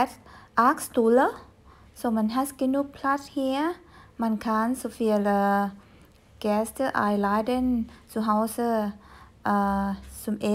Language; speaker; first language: German; non-native, fluent; Thai